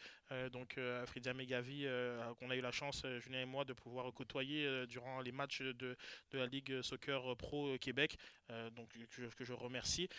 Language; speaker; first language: French; native; French